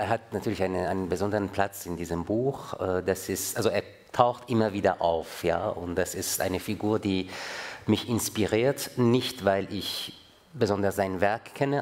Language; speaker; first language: German; non-native, fluent; Persian